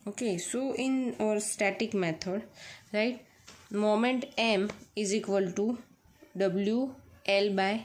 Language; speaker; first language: English; non-native, local second language; Gujarati